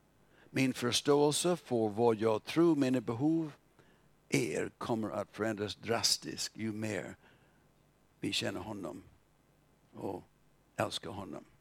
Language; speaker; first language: Swedish; non-native, fluent; English